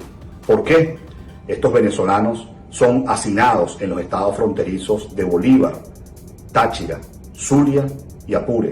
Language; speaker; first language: Spanish; native; Spanish